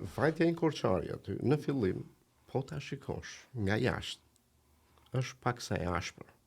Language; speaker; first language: Albanian; native; Albanian